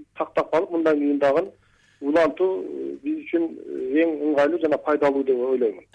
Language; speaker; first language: Kyrgyz; native; Kyrgyz